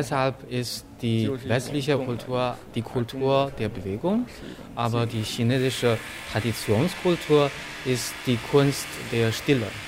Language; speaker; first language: German; non-native, fluent; Chinese